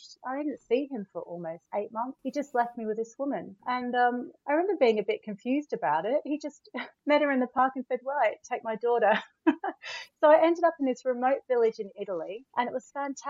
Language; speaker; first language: English; native; English